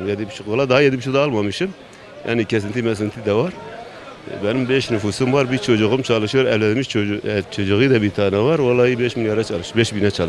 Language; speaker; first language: Turkish; native; Turkish